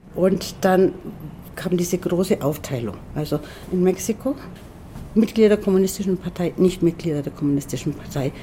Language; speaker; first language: German; native; German